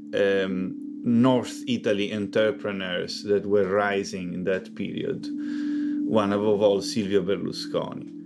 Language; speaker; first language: English; non-native, fluent; Italian